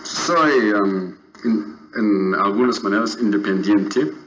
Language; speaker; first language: Spanish; non-native, fluent; English